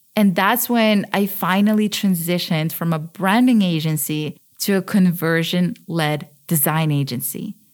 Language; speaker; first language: English; early bilingual, other home language; Russian